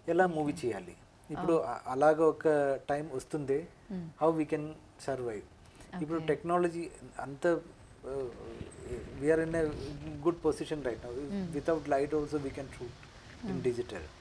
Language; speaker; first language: Telugu; non-native, local second language; Malayalam